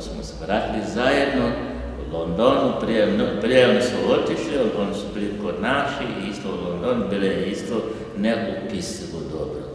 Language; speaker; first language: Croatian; non-native, learner; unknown